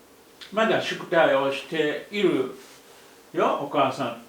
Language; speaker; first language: Japanese; non-native, fluent; Arabic